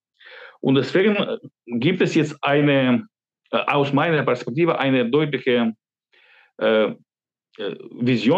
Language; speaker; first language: German; non-native, fluent; Ukrainian